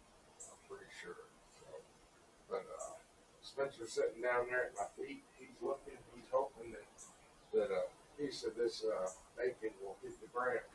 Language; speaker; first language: English; native; English